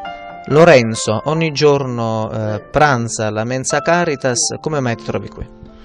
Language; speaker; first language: Italian; native; Italian